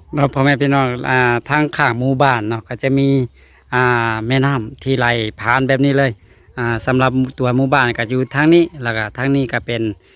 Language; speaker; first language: Lao; native; Lao